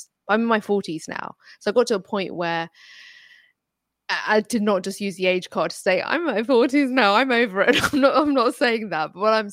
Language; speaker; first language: English; non-native, local second language; Urdu